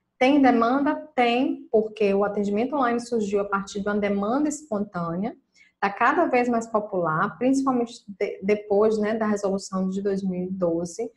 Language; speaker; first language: Portuguese; native; Portuguese